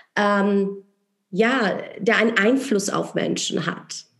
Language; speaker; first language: German; non-native, fluent; Polish